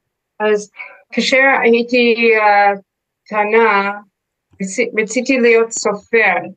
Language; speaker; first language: Hebrew; non-native, learner; English